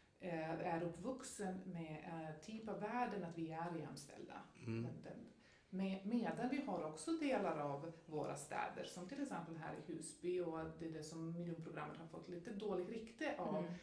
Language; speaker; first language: Swedish; non-native, fluent; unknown